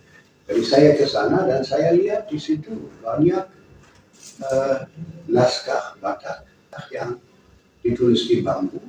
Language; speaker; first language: Indonesian; non-native, fluent; German